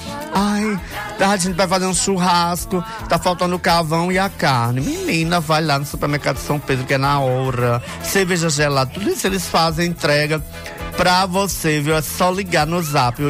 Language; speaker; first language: Portuguese; native; Portuguese